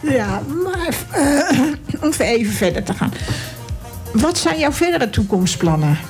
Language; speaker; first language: Dutch; native; Dutch